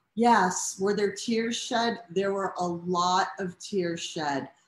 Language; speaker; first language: English; native; English